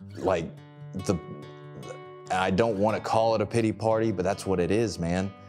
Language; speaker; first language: English; native; English